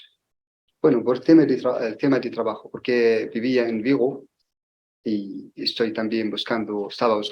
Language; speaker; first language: Spanish; non-native, learner; Arabic